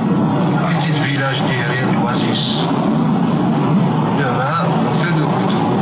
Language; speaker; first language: French; non-native, learner; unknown